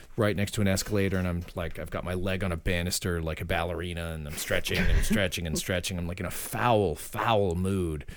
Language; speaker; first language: English; native; English